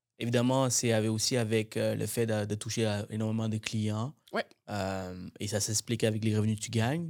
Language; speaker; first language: French; native; French